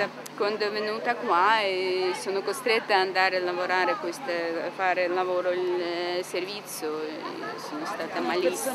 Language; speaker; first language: Italian; non-native, learner; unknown